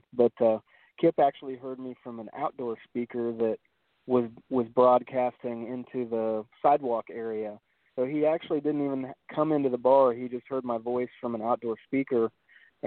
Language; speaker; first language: English; native; English